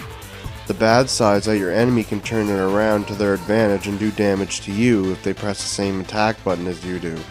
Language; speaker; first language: English; native; English